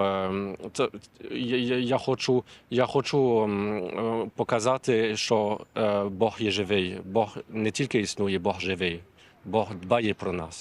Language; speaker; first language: Ukrainian; non-native, learner; French